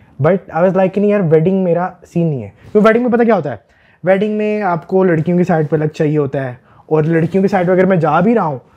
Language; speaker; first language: Urdu; early bilingual, heritage; Urdu